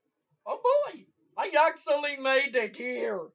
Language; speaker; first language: English; native; English